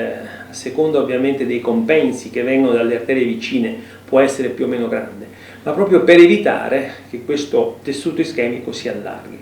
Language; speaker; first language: Italian; native; Italian